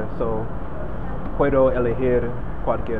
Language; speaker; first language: Spanish; non-native, learner; English